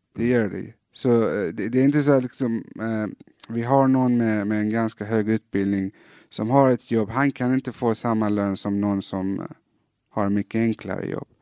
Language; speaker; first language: Swedish; early bilingual, other home language; Persian